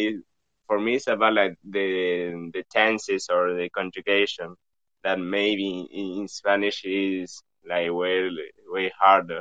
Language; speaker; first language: English; non-native, fluent; Spanish